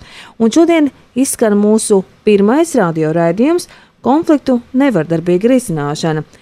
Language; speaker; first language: Latvian; native; Latvian